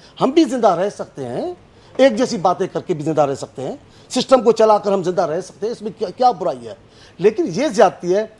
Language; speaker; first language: Urdu; non-native, local second language; Sindhi